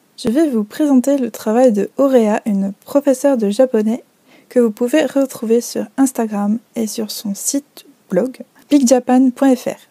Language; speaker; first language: French; native; French